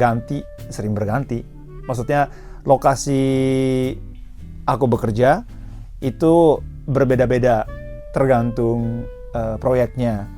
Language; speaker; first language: Indonesian; non-native, fluent; Japanese